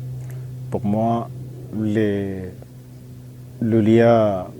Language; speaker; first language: French; non-native, fluent; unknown